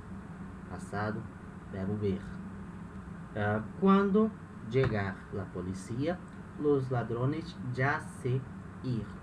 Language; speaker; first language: Spanish; non-native, fluent; Portuguese